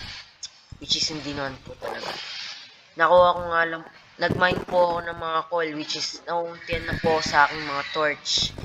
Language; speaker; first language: Filipino; native; Filipino